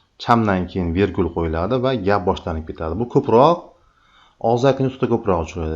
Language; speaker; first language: Uzbek; native; Uzbek